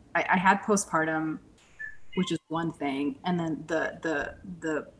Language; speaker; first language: English; native; English